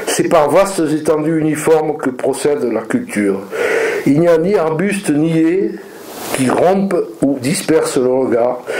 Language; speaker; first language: French; native; French